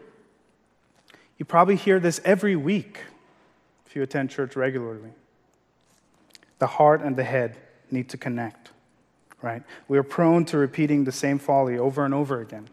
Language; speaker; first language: English; non-native, local second language; Yoruba